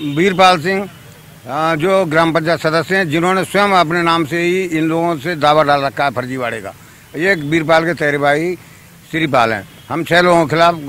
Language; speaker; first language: Hindi; native; Hindi